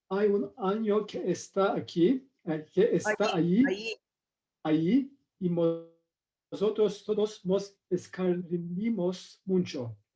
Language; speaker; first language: Spanish; non-native, learner; English